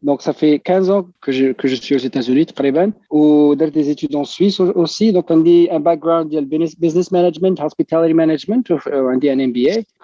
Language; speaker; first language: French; non-native, local second language; Arabic